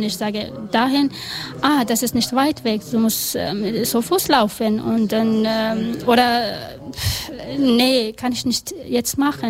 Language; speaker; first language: German; non-native, learner; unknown